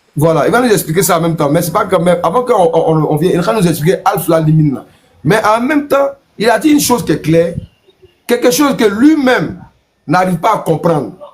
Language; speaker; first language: French; non-native, local second language; Mossi